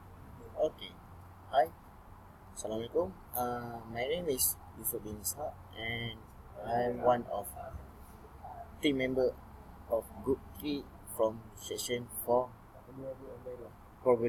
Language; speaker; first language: English; non-native, learner; Malay